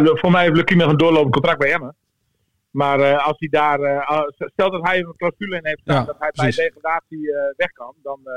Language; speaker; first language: Dutch; native; Dutch